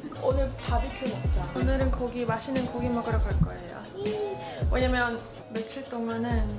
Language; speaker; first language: Korean; early bilingual, heritage; English